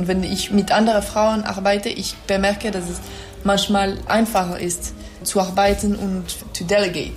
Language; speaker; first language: German; non-native, fluent; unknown